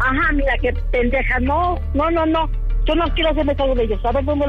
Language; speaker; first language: Spanish; native; Spanish